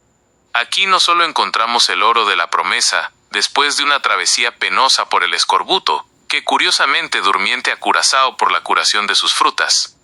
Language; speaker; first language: Spanish; native; Spanish